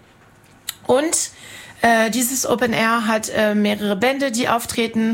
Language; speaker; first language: German; non-native, fluent; French